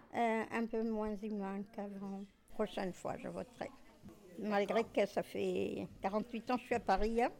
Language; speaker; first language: French; non-native, local second language; Arabic